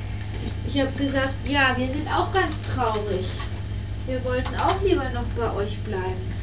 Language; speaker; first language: German; native; German